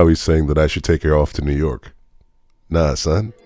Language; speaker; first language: English; native; English